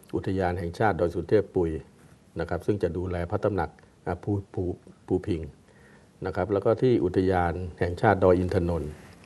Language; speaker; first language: Thai; native; Thai